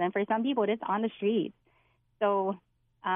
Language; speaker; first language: English; native; English